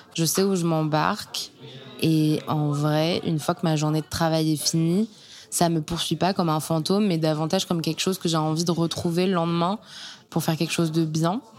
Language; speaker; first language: French; native; French